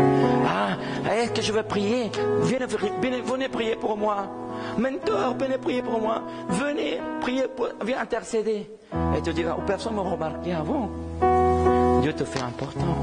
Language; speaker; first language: French; non-native, fluent; Spanish